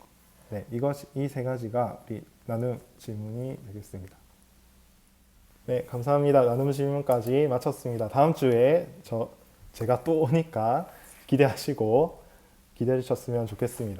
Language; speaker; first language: Korean; native; Korean